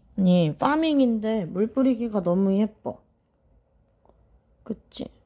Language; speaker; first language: Korean; non-native, learner; English